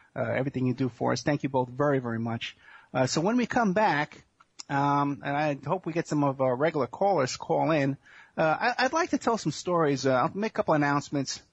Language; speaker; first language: English; native; English